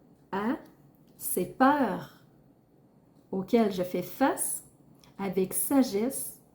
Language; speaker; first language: French; native; French